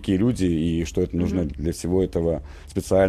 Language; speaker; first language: Russian; native; Russian